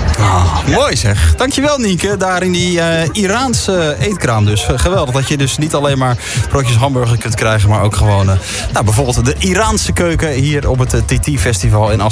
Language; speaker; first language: Dutch; native; Dutch